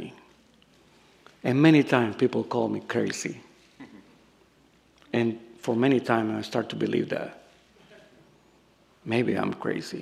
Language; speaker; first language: English; non-native, learner; Spanish